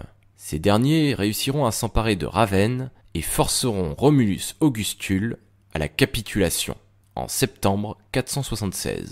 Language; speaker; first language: French; native; French